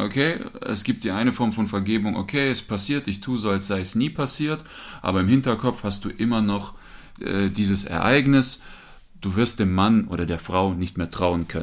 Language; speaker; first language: German; native; German